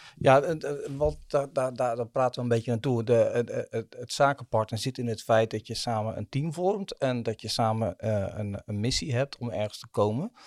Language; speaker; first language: Dutch; native; Dutch